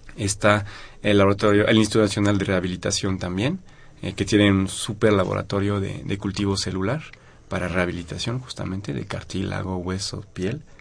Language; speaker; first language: Spanish; non-native, fluent; French